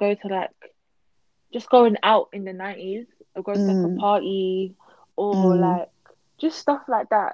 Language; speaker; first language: English; native; English